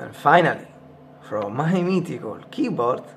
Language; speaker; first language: English; non-native, learner; Italian